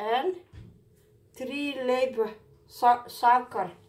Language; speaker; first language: Dutch; non-native, learner; Somali